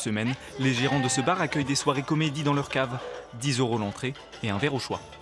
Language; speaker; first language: French; native; French